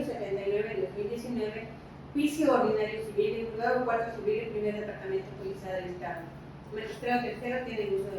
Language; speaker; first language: Spanish; native; Spanish